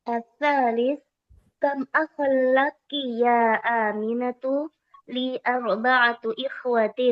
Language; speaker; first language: Arabic; non-native, learner; Indonesian